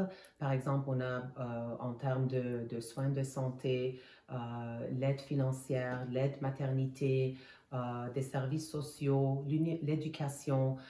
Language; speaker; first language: French; non-native, fluent; Armenian